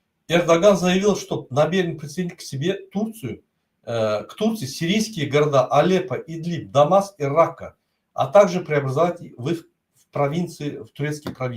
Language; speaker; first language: Russian; non-native, local second language; Turkmen